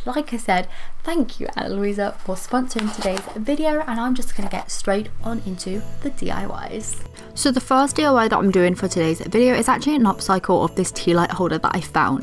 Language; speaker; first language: English; native; English